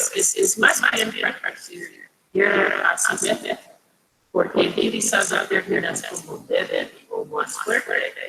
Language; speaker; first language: Spanish; non-native, fluent; English